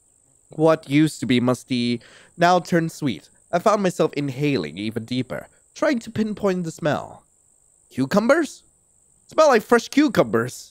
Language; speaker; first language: English; native; English